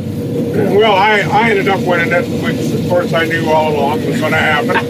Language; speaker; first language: English; native; English